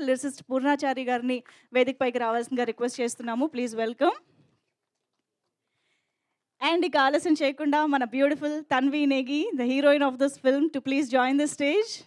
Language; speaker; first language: Telugu; native; Telugu